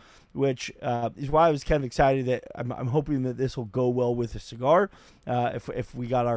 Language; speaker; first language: English; native; English